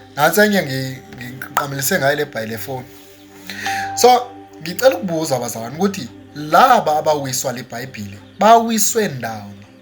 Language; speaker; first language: Zulu; non-native, local second language; Xhosa